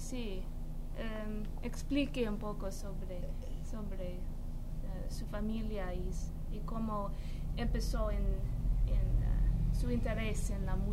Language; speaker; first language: Spanish; non-native, fluent; English